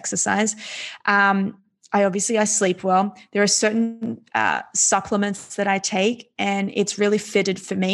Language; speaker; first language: English; native; English